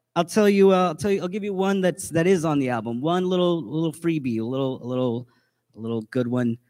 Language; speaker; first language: English; native; English